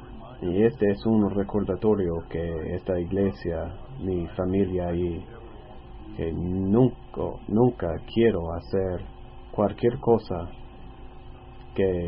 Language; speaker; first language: Spanish; non-native, fluent; English